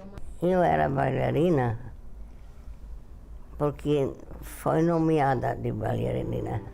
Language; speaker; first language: Portuguese; non-native, fluent; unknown